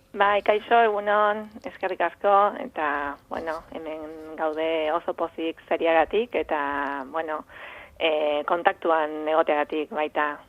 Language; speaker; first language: Basque; non-native, fluent; Spanish